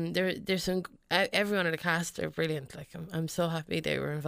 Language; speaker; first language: English; native; English